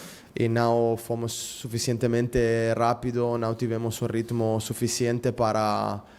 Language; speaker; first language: Portuguese; non-native, fluent; Spanish